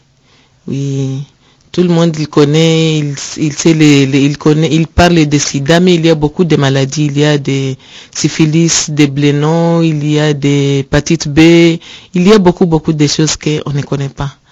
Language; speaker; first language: French; non-native, learner; Rundi